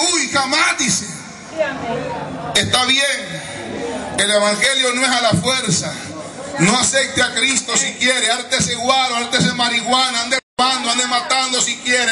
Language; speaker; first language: Spanish; native; Spanish